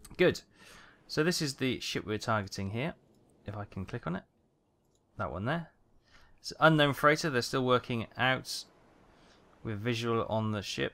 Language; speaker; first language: English; native; English